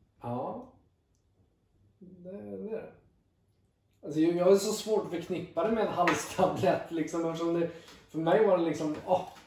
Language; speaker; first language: Swedish; native; Swedish